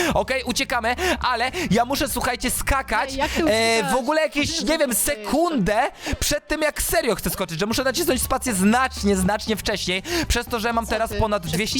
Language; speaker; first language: Polish; native; Polish